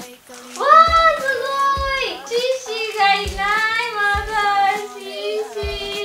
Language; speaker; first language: Japanese; native; Japanese